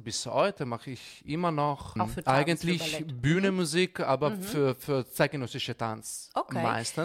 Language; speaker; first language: German; non-native, fluent; Italian